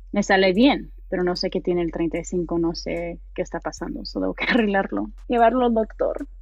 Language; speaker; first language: Spanish; early bilingual, heritage; Spanish